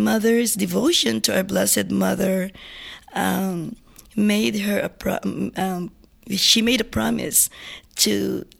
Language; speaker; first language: English; non-native, local second language; Filipino